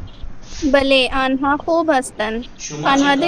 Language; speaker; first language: Persian; non-native, learner; Urdu